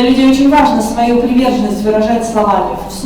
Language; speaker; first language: Russian; native; Russian